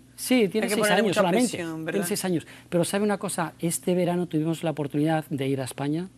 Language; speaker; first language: Spanish; native; Spanish